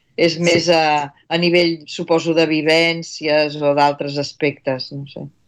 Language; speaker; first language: Catalan; native; Catalan